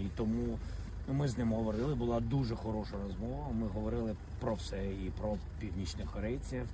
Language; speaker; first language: Ukrainian; non-native, local second language; Russian